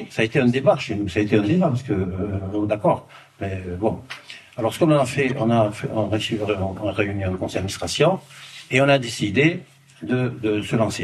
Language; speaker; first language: French; native; French